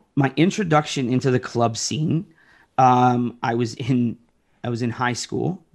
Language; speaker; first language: English; native; English